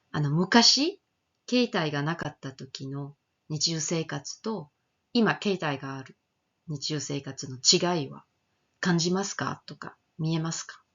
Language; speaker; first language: Japanese; non-native, fluent; French